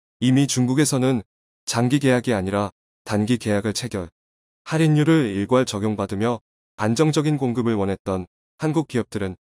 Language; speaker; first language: Korean; native; Korean